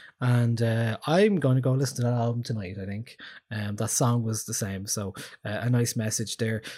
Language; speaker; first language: English; native; English